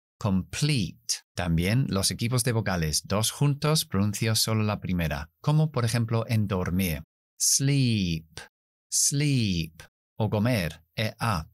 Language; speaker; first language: Spanish; non-native, fluent; English